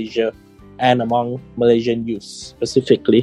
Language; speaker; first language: English; non-native, local second language; Chinese